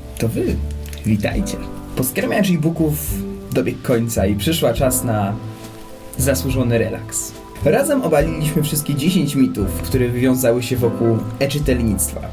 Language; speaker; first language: Polish; native; Polish